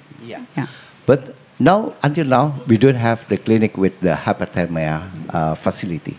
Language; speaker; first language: English; non-native, learner; Indonesian